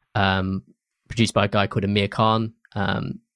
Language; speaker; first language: English; early bilingual, other home language; Hindi